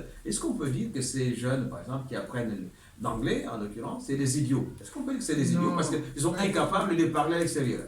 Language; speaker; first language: French; native; French